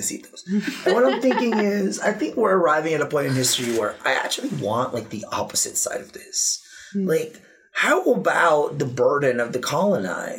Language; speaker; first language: English; non-native, local second language; Filipino